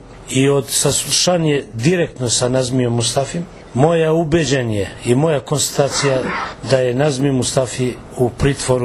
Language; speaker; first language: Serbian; non-native, local second language; Albanian